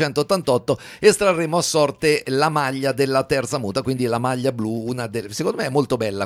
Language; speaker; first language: Italian; native; Italian